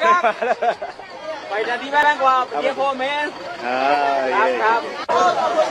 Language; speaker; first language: Thai; non-native, learner; Burmese